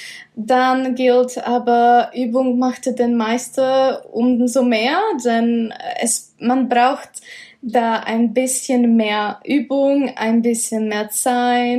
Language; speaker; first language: German; non-native, fluent; Czech